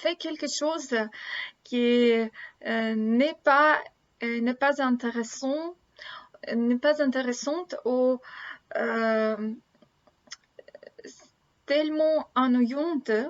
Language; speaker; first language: French; non-native, learner; Russian